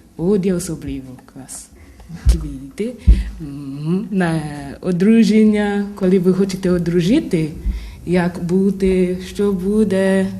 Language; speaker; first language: Ukrainian; non-native, learner; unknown